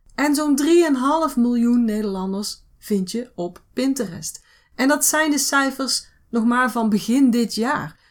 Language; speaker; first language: Dutch; native; Dutch